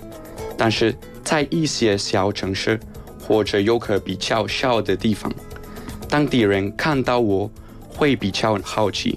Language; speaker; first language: Chinese; non-native, learner; Spanish